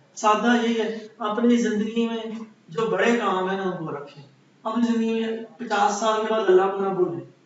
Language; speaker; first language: Urdu; non-native, local second language; Punjabi